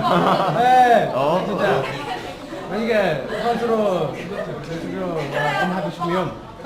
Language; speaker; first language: Korean; non-native, learner; English